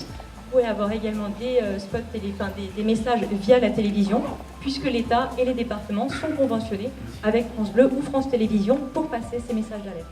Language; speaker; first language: French; native; French